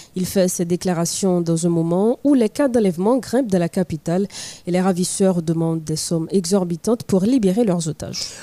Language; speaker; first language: French; non-native, local second language; Haitian Creole